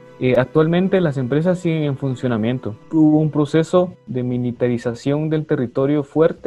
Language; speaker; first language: Spanish; native; Spanish